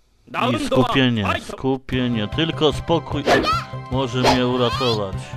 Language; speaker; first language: Polish; native; Polish